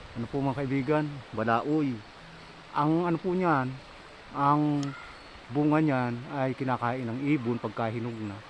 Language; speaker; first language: Filipino; non-native, local second language; Bikol